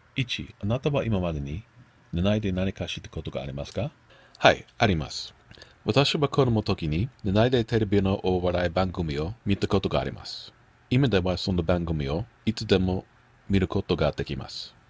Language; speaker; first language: Japanese; non-native, learner; English